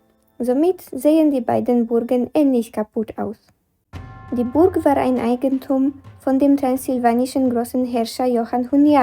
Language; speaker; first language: German; non-native, fluent; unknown